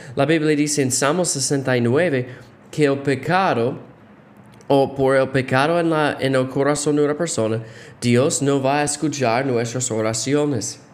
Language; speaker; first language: Spanish; non-native, fluent; English